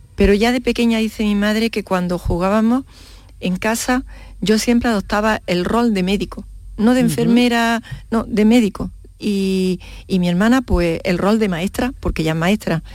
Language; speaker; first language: Spanish; native; Spanish